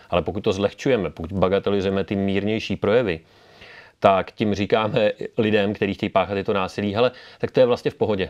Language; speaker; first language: Czech; native; Czech